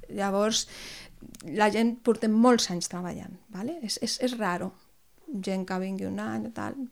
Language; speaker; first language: Catalan; non-native, local second language; Spanish